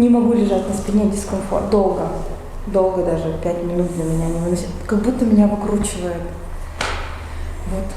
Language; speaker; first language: Russian; native; Russian